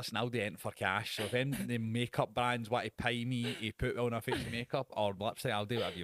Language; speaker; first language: English; native; English